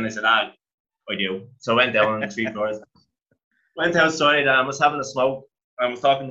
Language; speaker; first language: English; native; English